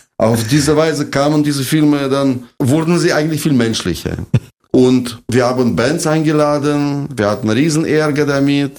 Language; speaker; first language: German; non-native, fluent; Russian